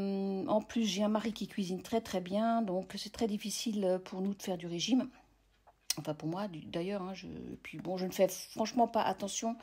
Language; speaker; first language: French; native; French